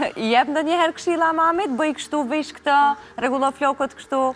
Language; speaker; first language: Albanian; native; Albanian